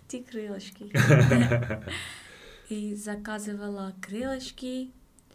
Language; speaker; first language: Russian; non-native, learner; English